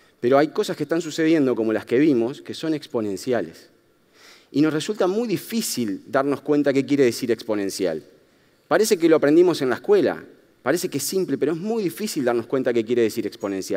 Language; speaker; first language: Spanish; native; Spanish